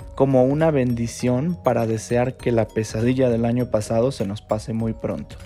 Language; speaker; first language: Spanish; non-native, fluent; Chinese